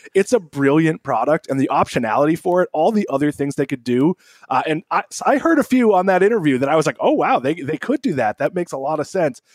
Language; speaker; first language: English; native; English